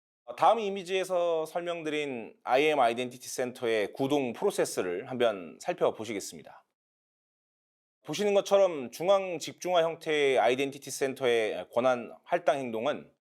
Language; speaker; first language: Korean; native; Korean